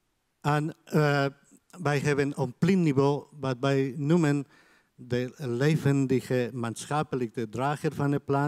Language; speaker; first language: Dutch; non-native, fluent; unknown